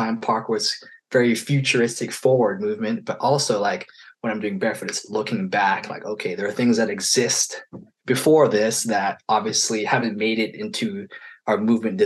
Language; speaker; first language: English; native; English